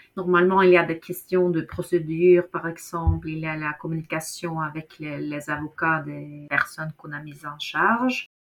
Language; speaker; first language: French; non-native, fluent; Norwegian